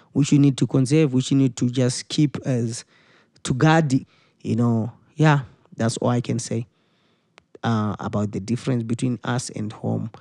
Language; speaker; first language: English; non-native, local second language; Shona